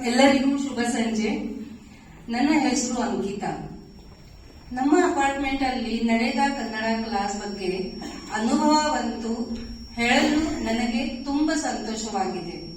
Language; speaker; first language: Kannada; non-native, learner; Hindi